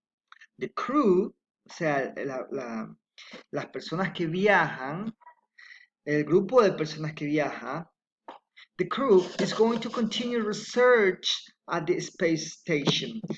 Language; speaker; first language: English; non-native, fluent; Spanish